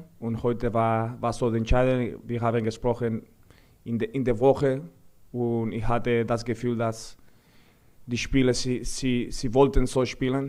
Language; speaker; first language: German; non-native, fluent; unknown